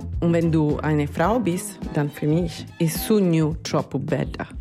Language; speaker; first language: German; non-native, fluent; Italian